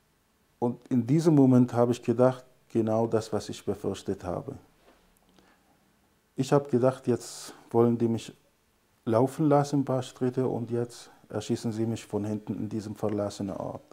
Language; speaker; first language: German; non-native, fluent; Arabic